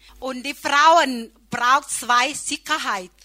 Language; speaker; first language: German; non-native, learner; Thai